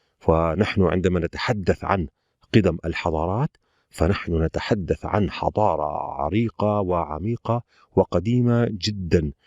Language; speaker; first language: Arabic; native; Arabic